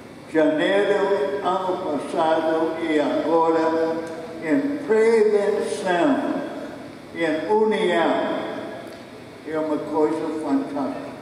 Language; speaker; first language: Portuguese; non-native, fluent; English